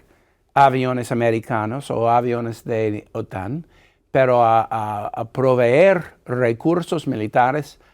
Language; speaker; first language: Spanish; non-native, fluent; English